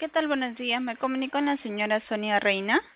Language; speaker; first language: Spanish; native; Spanish